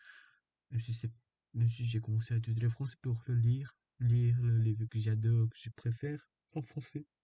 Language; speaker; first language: French; non-native, fluent; Korean